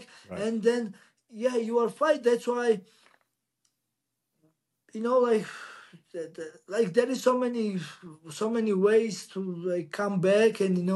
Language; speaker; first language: English; non-native, learner; Georgian